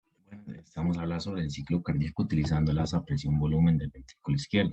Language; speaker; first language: Spanish; native; Spanish